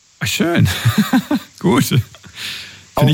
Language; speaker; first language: German; native; German